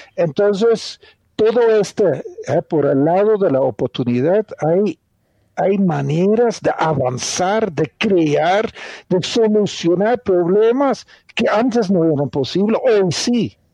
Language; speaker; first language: Spanish; non-native, fluent; Dutch